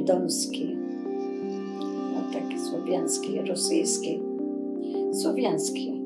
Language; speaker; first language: Polish; early bilingual, other home language; Macedonian